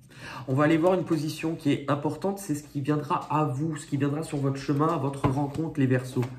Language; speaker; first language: French; native; French